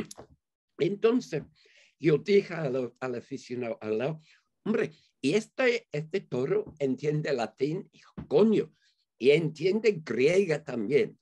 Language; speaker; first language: Spanish; non-native, fluent; English